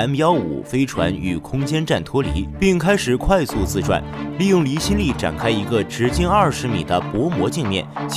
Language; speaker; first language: Chinese; native; Chinese